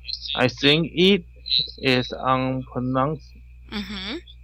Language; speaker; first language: English; non-native, learner; Chinese